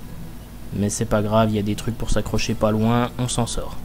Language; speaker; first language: French; native; French